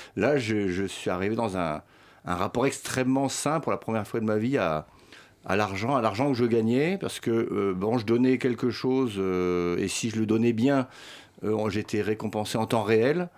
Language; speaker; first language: French; early bilingual, other home language; Swedish